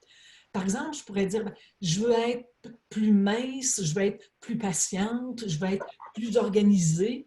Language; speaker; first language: French; native; French